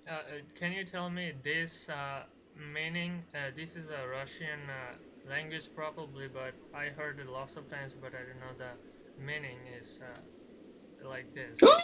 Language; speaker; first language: English; non-native, learner; Bangla